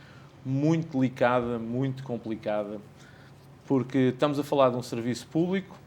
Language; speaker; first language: Portuguese; native; Portuguese